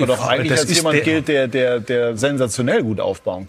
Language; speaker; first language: German; native; German